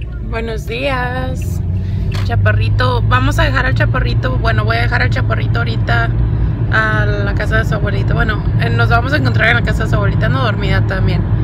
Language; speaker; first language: Spanish; early bilingual, heritage; Spanish